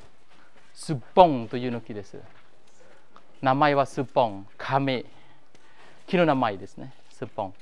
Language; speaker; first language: Japanese; non-native, fluent; Khmer